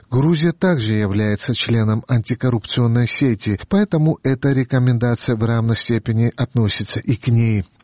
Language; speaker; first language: Russian; non-native, local second language; Georgian